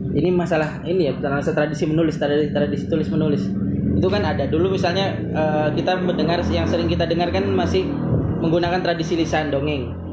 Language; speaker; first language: Indonesian; non-native, local second language; Madurese